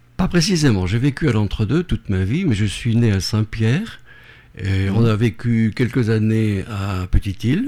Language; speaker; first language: French; native; French